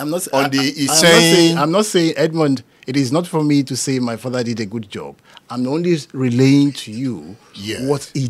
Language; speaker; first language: English; non-native, local second language; Yoruba